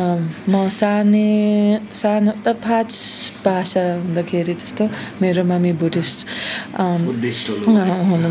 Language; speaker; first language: Nepali; non-native, learner; German